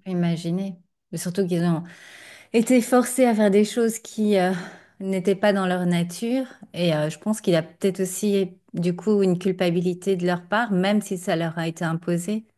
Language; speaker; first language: French; native; French